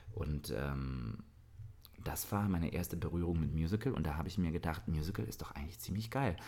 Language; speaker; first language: German; early bilingual, other home language; Russian